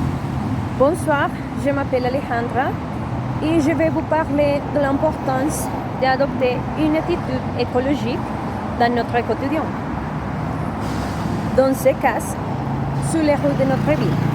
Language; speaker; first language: French; non-native, learner; Spanish